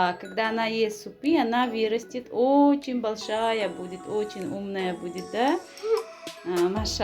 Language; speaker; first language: Russian; non-native, fluent; Tajik